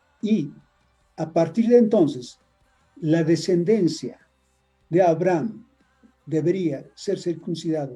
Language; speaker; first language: Spanish; native; Spanish